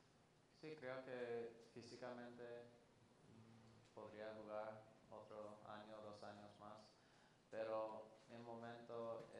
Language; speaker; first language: Spanish; non-native, fluent; English